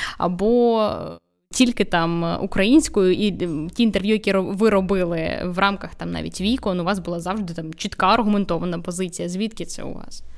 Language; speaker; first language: Ukrainian; non-native, local second language; Russian